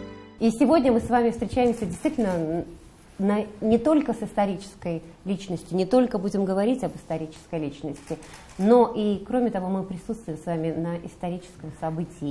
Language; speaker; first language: Russian; native; Russian